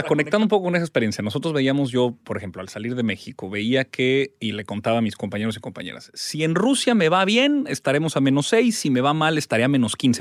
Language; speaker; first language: Spanish; native; Spanish